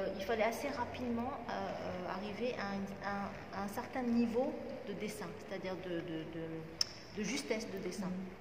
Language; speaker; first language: French; non-native, local second language; Arabic